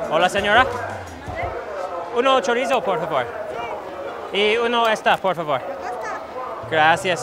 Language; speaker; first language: Spanish; non-native, learner; English